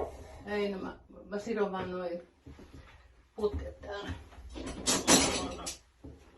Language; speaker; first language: Finnish; native; Finnish